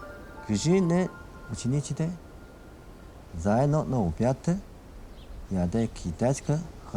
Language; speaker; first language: Bulgarian; non-native, learner; Chinese